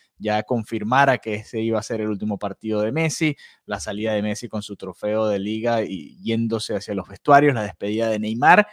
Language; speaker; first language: Spanish; native; Spanish